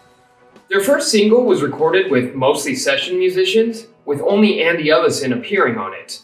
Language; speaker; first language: English; native; English